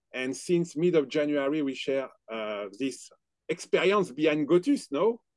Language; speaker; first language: English; non-native, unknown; French